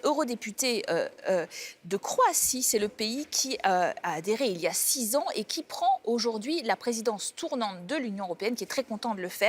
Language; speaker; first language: French; native; French